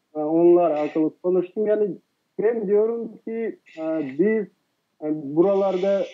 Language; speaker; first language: Turkish; non-native, fluent; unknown